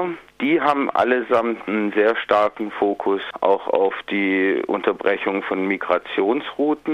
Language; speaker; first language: German; native; German